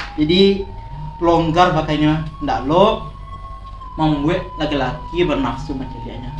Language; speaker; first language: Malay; non-native, local second language; Minangkabau